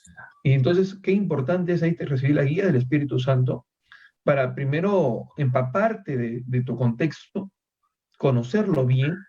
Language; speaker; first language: Spanish; native; Spanish